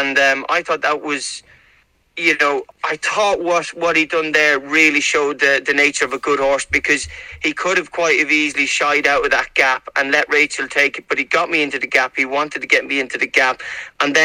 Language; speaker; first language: English; native; English